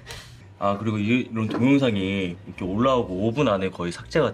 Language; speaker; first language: Korean; native; Korean